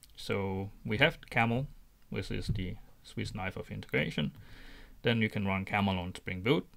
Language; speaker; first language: English; non-native, fluent; Danish